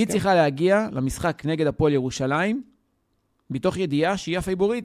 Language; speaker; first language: Hebrew; native; Hebrew